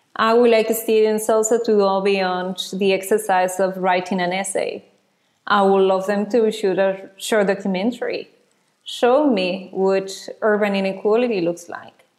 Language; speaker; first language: English; non-native, fluent; Spanish